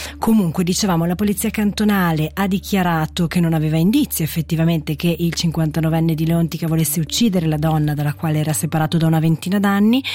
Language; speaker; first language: Italian; native; Italian